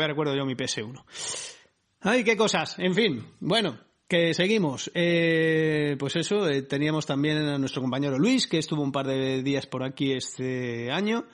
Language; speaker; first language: Spanish; native; Spanish